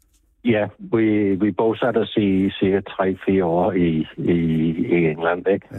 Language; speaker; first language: Danish; non-native, fluent; English